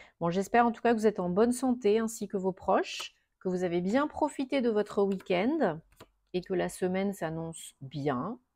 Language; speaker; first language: French; native; French